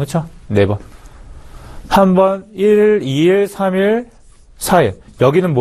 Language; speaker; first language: Korean; native; Korean